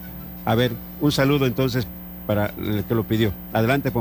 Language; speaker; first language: Spanish; native; Spanish